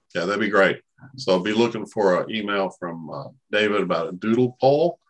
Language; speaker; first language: English; native; English